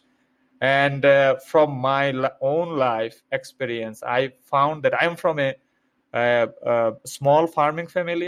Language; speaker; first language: English; non-native, local second language; Bangla